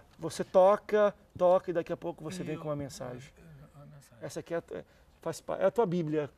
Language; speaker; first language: Portuguese; native; Portuguese